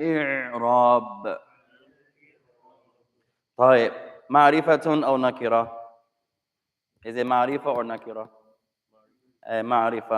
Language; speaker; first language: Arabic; non-native, fluent; English